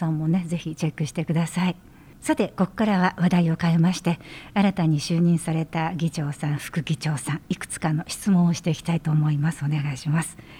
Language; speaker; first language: Japanese; native; Japanese